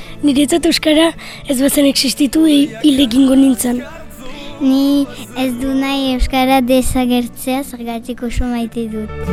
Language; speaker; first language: Basque; non-native, local second language; French